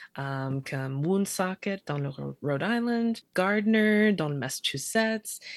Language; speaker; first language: French; non-native, fluent; English